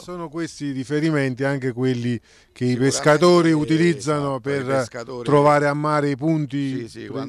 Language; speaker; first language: Italian; native; Italian